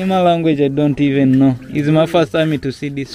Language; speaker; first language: English; non-native, fluent; Rundi